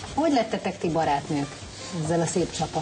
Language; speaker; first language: Hungarian; native; Hungarian